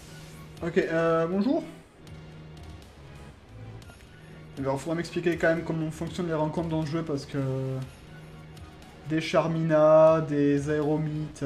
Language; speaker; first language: French; native; French